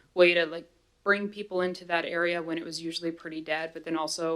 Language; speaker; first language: English; native; English